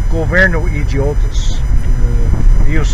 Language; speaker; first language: Portuguese; non-native, learner; English